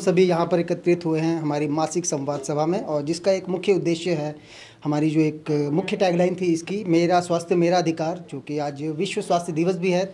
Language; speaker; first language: Hindi; native; Hindi